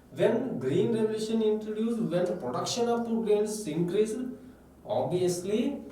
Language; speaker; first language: English; non-native, local second language; Kannada